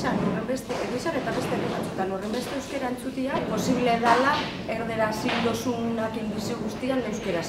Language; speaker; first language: Basque; native; Basque